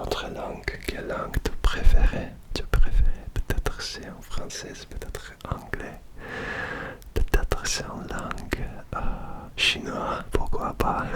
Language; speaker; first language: French; non-native, learner; Russian